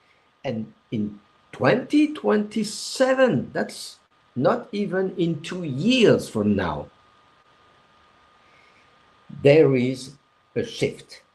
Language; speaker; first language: English; non-native, fluent; French